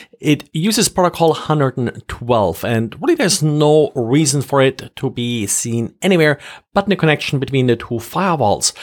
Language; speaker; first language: English; non-native, fluent; German